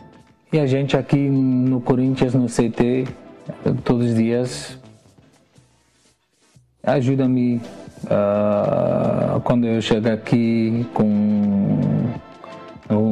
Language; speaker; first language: Portuguese; non-native, learner; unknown